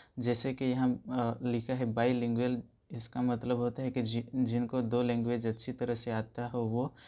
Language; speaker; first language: Hindi; native; Hindi